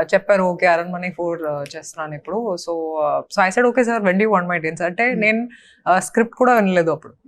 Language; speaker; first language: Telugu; non-native, fluent; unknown